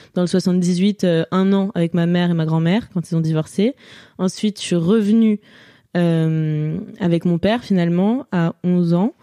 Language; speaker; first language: French; native; French